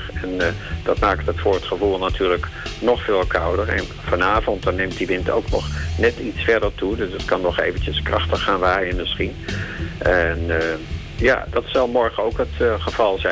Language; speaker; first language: Dutch; native; Dutch